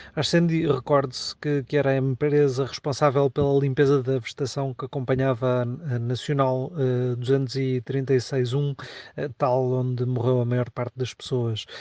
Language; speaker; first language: Portuguese; native; Portuguese